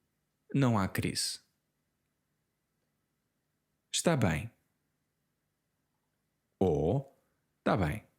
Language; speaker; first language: Portuguese; non-native, fluent; English